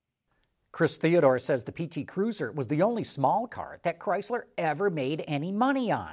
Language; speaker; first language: English; native; English